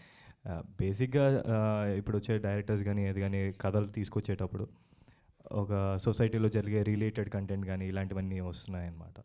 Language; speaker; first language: Telugu; native; Telugu